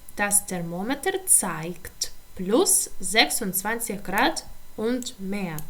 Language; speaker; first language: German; non-native, learner; Ukrainian